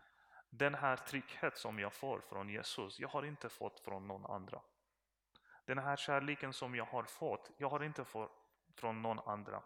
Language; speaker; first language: Swedish; non-native, learner; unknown